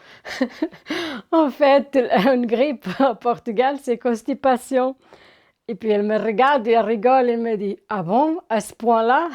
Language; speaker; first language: French; non-native, fluent; Portuguese